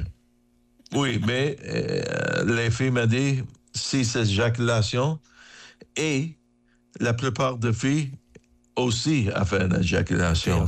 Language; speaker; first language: French; non-native, learner; English